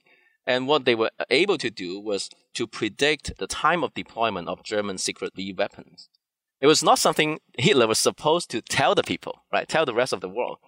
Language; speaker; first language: English; non-native, fluent; Cantonese